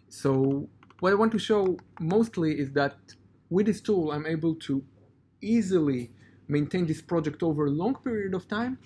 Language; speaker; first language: English; non-native, fluent; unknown